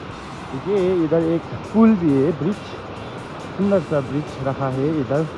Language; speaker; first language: Hindi; non-native, local second language; Nepali